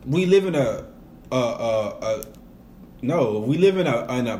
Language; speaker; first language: English; native; English